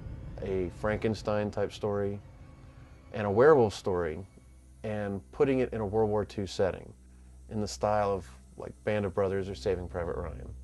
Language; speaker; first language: English; native; English